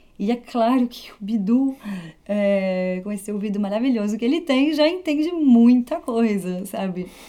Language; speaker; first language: Portuguese; early bilingual, heritage; Portuguese